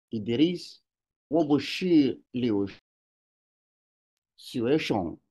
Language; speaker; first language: Chinese; non-native, learner; Swahili